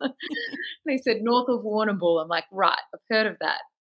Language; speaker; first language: English; native; English